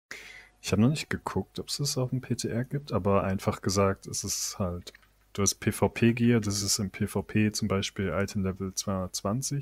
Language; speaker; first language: German; native; German